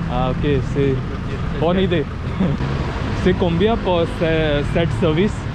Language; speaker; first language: French; non-native, learner; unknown